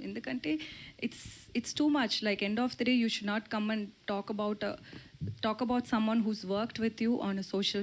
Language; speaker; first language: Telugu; non-native, learner; Tamil